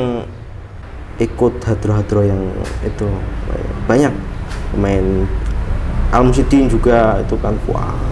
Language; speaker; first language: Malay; non-native, local second language; Javanese